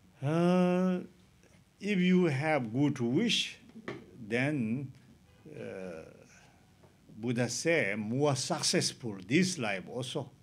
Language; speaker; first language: English; non-native, learner; Tibetan